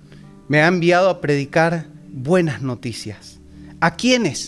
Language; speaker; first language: Spanish; native; Spanish